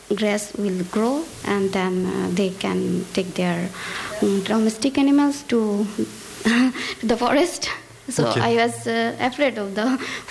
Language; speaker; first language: English; non-native, local second language; Bangla